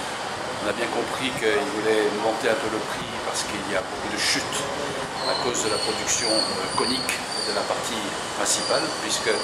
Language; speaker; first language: French; native; French